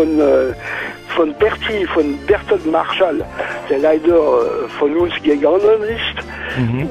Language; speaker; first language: German; non-native, fluent; French